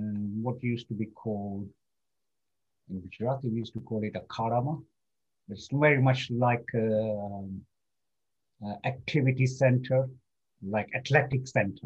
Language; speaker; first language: English; non-native, local second language; Gujarati